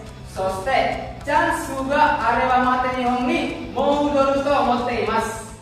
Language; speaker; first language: Japanese; non-native, learner; Indonesian